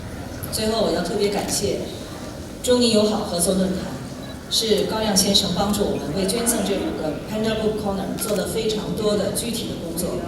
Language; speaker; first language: Chinese; native; Chinese